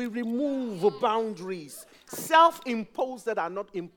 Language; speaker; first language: English; non-native, local second language; Akan